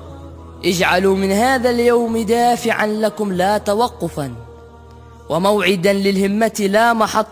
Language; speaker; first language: Arabic; native; Arabic